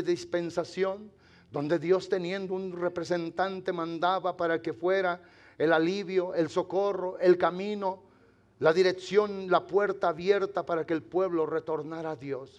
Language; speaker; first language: Spanish; native; Spanish